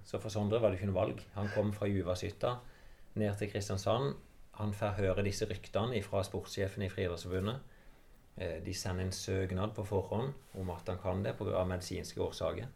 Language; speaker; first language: Norwegian; native; Norwegian